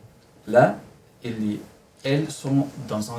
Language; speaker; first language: French; non-native, learner; Spanish